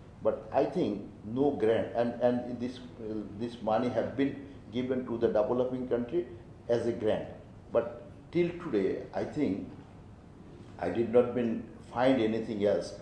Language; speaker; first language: English; non-native, local second language; Bangla